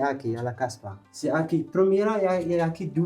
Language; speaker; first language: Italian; non-native, learner; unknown